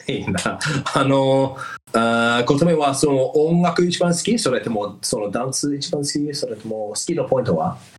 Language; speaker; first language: Japanese; non-native, fluent; English